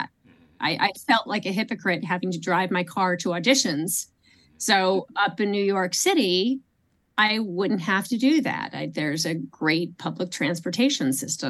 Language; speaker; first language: English; native; English